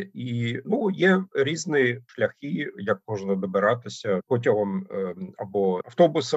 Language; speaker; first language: Ukrainian; non-native, fluent; German